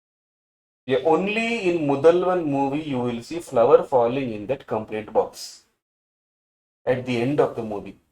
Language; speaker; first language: English; non-native, local second language; Tamil